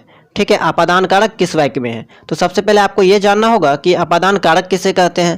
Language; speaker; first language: Hindi; native; Hindi